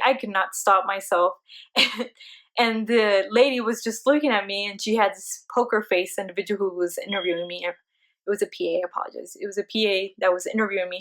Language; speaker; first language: English; early bilingual, other home language; Spanish